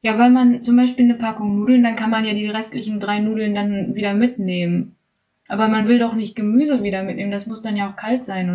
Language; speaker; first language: German; native; German